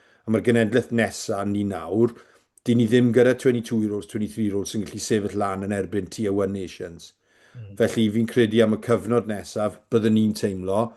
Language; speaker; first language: Welsh; native; Welsh